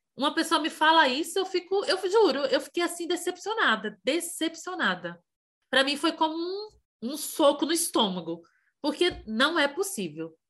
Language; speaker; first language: Portuguese; native; Portuguese